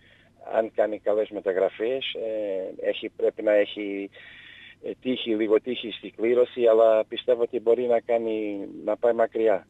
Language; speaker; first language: Greek; non-native, learner; Portuguese